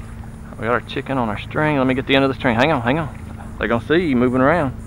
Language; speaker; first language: English; native; English